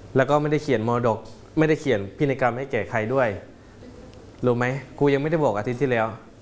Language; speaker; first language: Thai; native; Thai